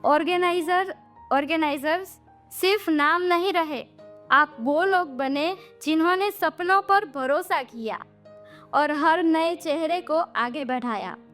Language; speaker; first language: Hindi; non-native, local second language; Gujarati